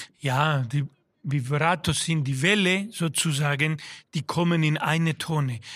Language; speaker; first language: German; non-native, fluent; Spanish